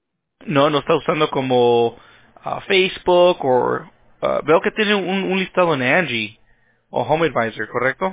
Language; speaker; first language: Spanish; early bilingual, heritage; Spanish